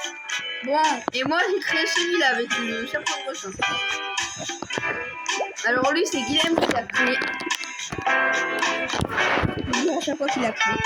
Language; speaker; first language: French; native; French